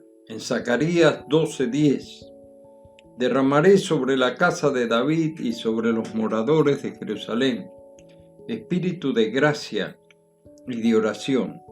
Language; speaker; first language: Spanish; native; Spanish